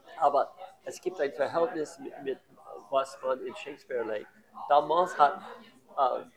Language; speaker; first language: German; non-native, learner; English